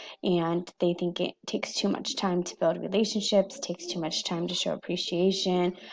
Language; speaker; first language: English; native; English